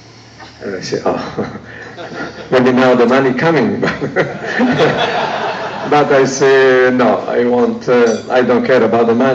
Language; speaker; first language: English; non-native, learner; Italian